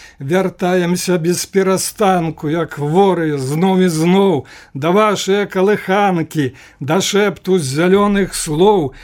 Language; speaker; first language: Belarusian; native; Belarusian